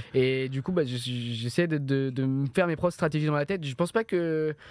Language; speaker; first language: French; native; French